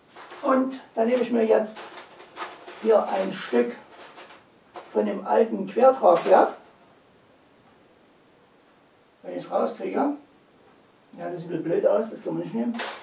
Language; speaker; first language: German; native; German